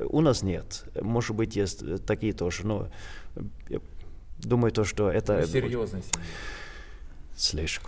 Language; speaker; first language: Russian; non-native, learner; Swedish